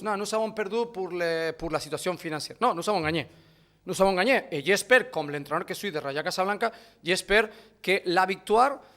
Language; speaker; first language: French; non-native, fluent; Spanish